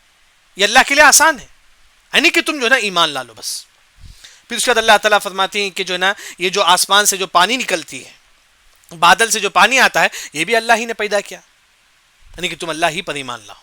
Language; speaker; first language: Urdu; non-native, local second language; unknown